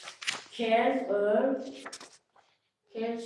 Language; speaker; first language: French; non-native, learner; Turkish